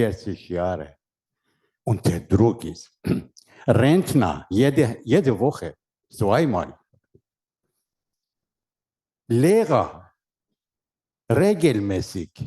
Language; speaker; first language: German; non-native, learner; Persian